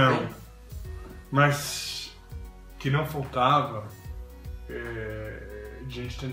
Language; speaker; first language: Portuguese; non-native, fluent; English